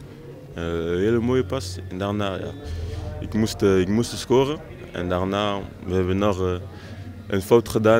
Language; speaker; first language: Dutch; non-native, local second language; French